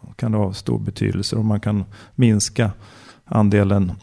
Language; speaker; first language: Swedish; native; Swedish